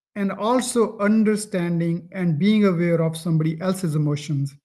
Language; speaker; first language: English; non-native, local second language; Punjabi